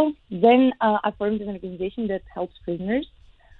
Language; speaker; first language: English; non-native, fluent; Russian